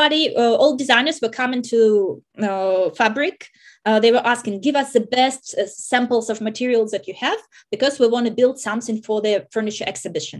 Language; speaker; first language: English; non-native, fluent; Russian